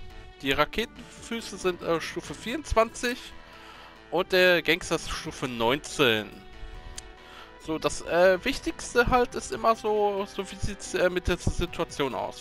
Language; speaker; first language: German; native; German